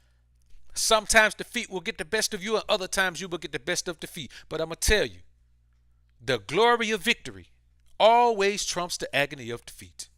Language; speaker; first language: English; native; English